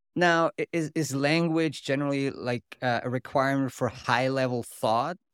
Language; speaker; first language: English; non-native, fluent; German